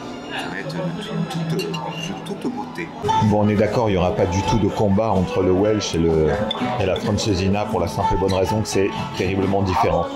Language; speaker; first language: French; native; French